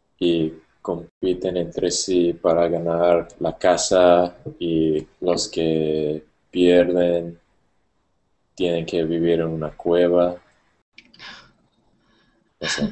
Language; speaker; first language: Spanish; non-native, learner; English